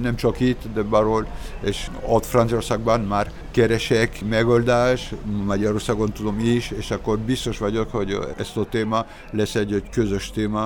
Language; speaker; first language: Hungarian; non-native, learner; French